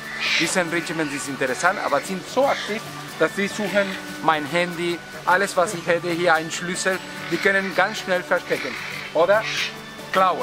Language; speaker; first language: German; non-native, learner; Spanish